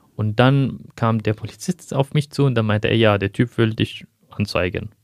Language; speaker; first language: German; non-native, fluent; Arabic